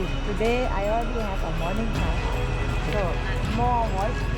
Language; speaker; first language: English; non-native, learner; Thai